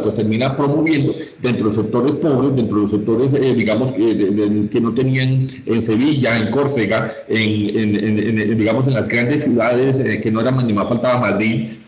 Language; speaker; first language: Spanish; native; Spanish